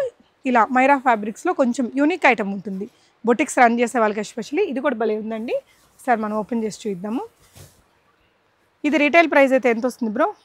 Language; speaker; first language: Telugu; native; Telugu